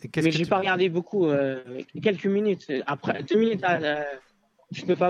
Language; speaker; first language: French; non-native, learner; Albanian